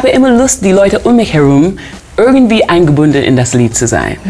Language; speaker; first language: German; non-native, fluent; English